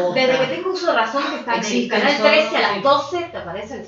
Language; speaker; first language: Spanish; native; Spanish